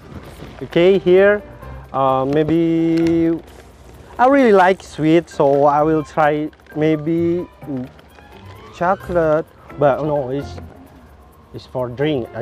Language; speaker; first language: English; non-native, fluent; Indonesian